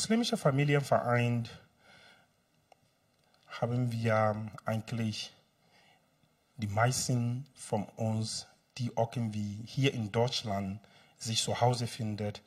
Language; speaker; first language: German; non-native, fluent; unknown